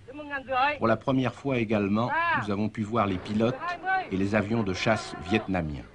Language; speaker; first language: French; native; French